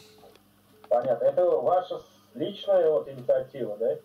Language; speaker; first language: Russian; native; Russian